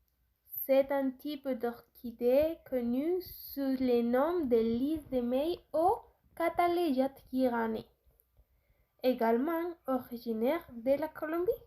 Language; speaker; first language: French; non-native, learner; Spanish